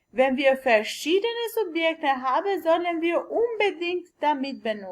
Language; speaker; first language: German; non-native, learner; Albanian